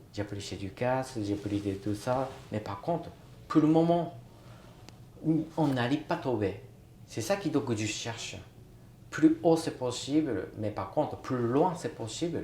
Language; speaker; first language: French; non-native, learner; Japanese